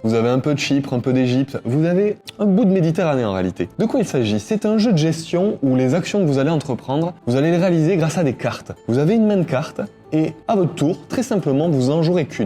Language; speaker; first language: French; native; French